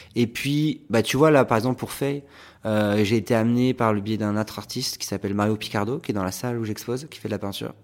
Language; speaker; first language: French; native; French